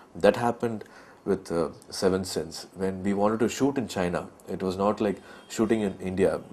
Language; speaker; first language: English; non-native, local second language; Tamil